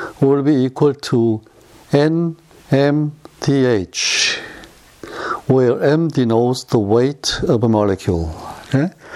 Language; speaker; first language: English; non-native, fluent; Korean